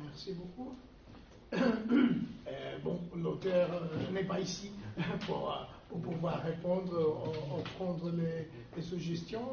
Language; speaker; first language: French; non-native, fluent; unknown